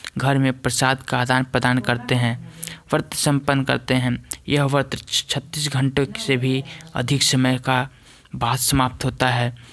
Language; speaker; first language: Hindi; native; Hindi